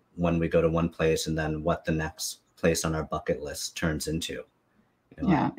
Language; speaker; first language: English; native; English